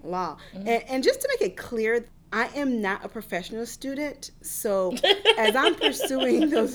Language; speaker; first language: English; early bilingual, other home language; Haitian Creole